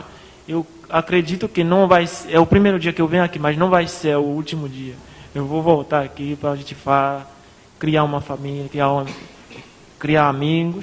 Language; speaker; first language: Portuguese; non-native, fluent; Haitian Creole